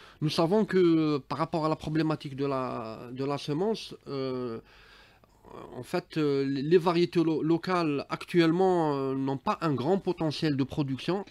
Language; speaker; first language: French; non-native, local second language; Arabic